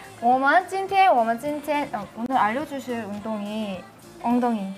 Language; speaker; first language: Korean; native; Korean